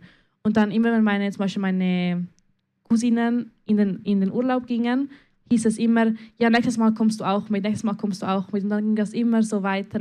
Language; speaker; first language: German; early bilingual, other home language; Spanish